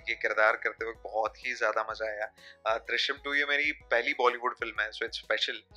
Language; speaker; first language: Hindi; non-native, local second language; Marathi